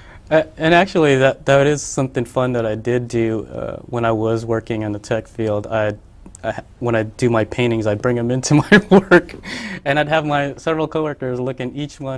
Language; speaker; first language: English; early bilingual, other home language; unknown